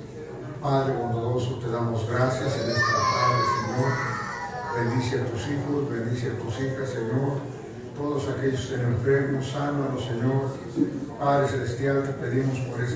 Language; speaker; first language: Spanish; native; Spanish